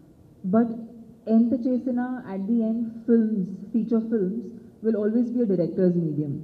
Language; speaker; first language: Telugu; non-native, local second language; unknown